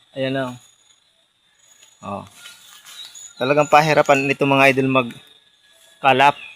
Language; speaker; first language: Filipino; non-native, local second language; Bikol